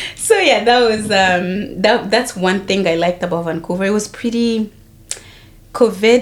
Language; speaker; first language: English; non-native, local second language; Kinyarwanda